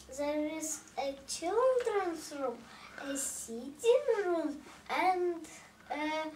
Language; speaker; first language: English; non-native, learner; Russian